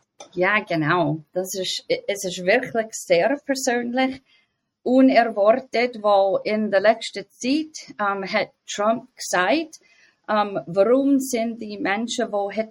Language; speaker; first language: German; non-native, fluent; English